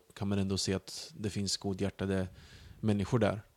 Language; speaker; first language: Swedish; early bilingual, other home language; Bosnian